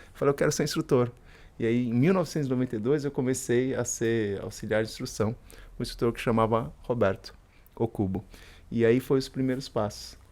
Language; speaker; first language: Portuguese; early bilingual, other home language; Spanish